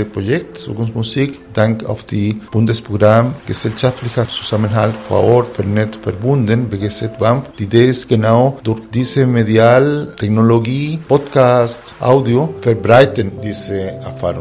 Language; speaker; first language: German; non-native, fluent; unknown